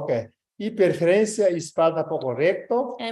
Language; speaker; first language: Spanish; non-native, learner; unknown